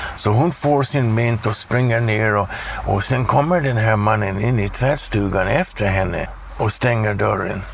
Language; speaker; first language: Swedish; early bilingual, heritage; Swedish